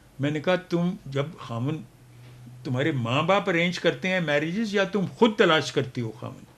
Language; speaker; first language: Urdu; non-native, local second language; Punjabi